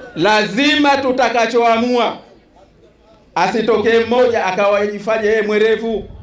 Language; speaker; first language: Swahili; native; Swahili